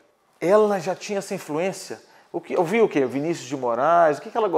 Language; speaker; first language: Portuguese; native; Portuguese